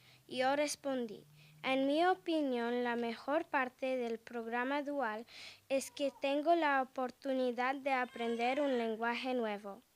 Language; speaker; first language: Spanish; non-native, learner; English